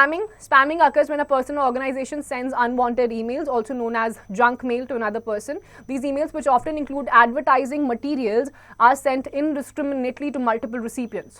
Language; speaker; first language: English; non-native, local second language; Hindi